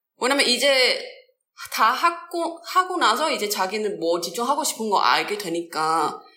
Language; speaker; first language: Korean; non-native, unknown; Chinese